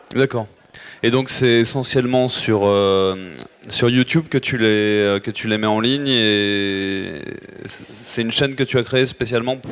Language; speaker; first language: French; native; French